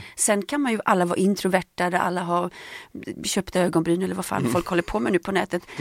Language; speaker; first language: Swedish; early bilingual, other home language; Polish